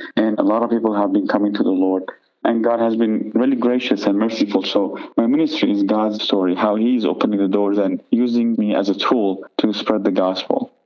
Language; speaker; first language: English; non-native, fluent; Persian